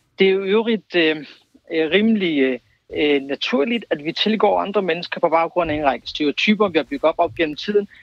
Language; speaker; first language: Danish; early bilingual, other home language; Kurdish